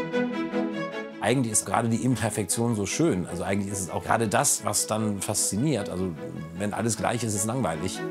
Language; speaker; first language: German; native; German